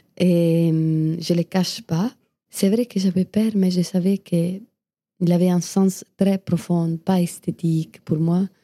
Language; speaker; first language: French; non-native, fluent; Italian